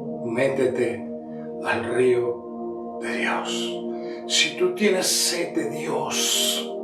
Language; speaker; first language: Spanish; native; Spanish